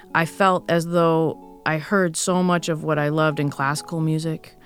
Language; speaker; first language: English; native; English